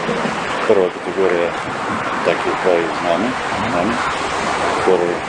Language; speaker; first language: Slovak; non-native, learner; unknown